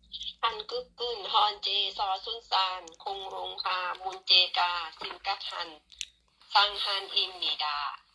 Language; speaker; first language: Korean; non-native, learner; Thai